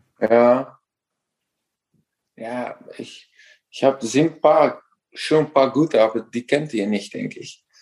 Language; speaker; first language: German; non-native, fluent; Dutch